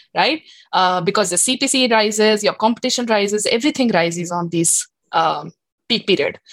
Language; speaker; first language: English; non-native, local second language; Hindi